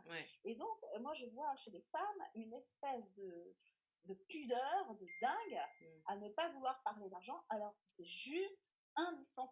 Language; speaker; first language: French; native; French